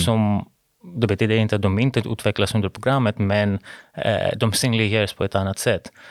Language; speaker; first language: Swedish; non-native, fluent; Greek